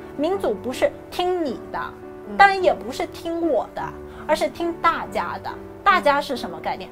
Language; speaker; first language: Chinese; native; Chinese